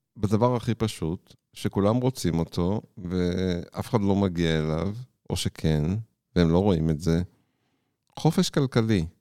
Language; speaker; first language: Hebrew; native; Hebrew